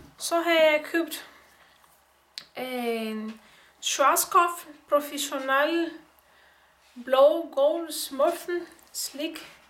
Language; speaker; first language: Danish; non-native, learner; Portuguese